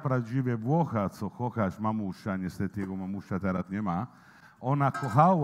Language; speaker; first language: Polish; non-native, learner; Italian